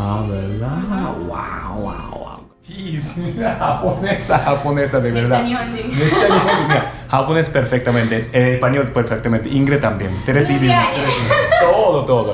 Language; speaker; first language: Spanish; non-native, learner; Japanese